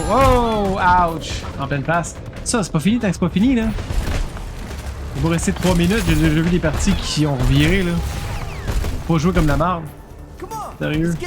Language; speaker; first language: French; native; French